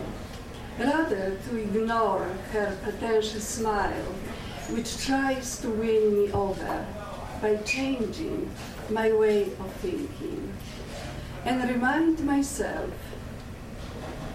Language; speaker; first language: English; non-native, fluent; Polish